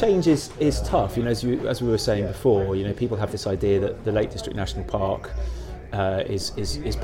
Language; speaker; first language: English; native; English